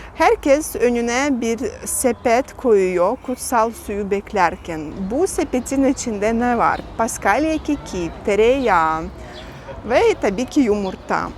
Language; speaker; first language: Turkish; non-native, fluent; Russian